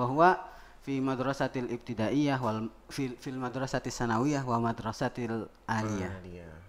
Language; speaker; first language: Arabic; non-native, learner; Indonesian